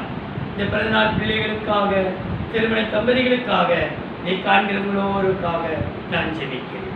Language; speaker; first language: Tamil; native; Tamil